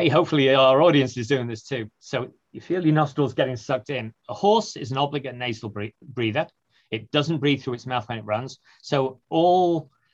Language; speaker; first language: English; native; English